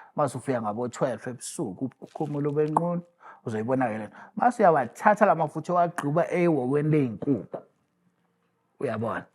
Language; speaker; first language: Zulu; native; Zulu